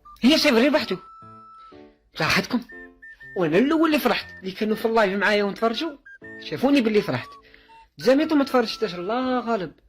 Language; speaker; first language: Arabic; native; Arabic